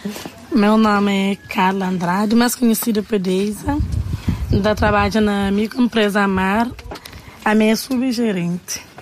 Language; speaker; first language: Portuguese; non-native, local second language; Kabuverdianu